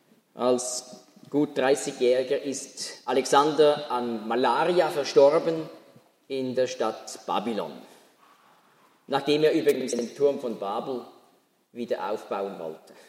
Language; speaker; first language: German; native; German